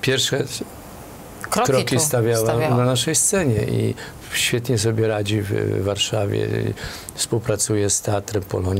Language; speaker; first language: Polish; native; Polish